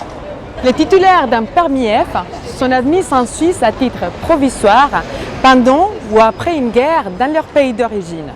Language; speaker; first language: French; native; French